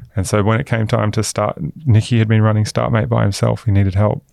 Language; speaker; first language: English; native; English